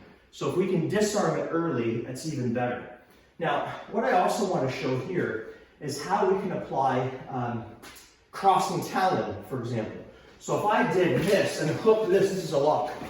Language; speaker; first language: English; native; English